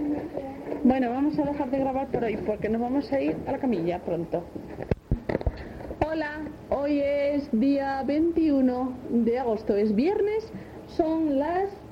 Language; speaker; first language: Spanish; native; Spanish